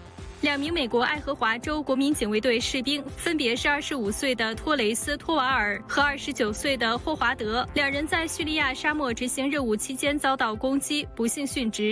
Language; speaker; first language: Chinese; native; Chinese